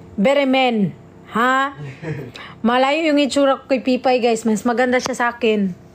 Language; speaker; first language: Filipino; non-native, local second language; Cebuano